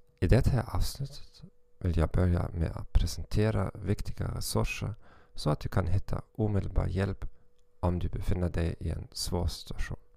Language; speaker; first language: Swedish; non-native, fluent; German